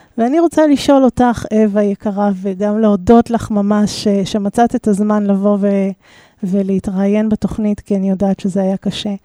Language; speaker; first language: Hebrew; native; Hebrew